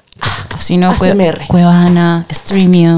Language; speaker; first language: Spanish; native; Spanish